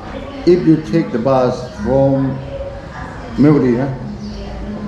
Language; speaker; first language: English; non-native, learner; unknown